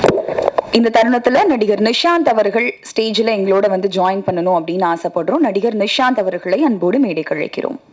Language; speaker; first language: Tamil; native; Tamil